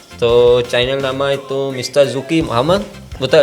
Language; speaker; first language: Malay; non-native, learner; Punjabi